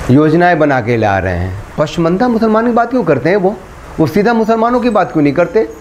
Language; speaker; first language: Hindi; native; Hindi